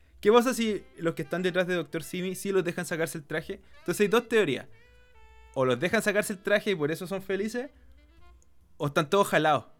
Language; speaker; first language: Spanish; native; Spanish